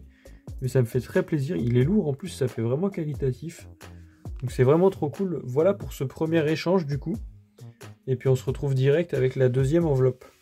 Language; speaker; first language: French; native; French